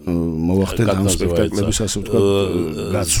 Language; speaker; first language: Russian; non-native, local second language; Georgian